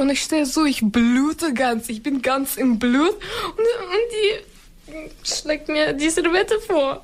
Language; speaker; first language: German; non-native, learner; Ukrainian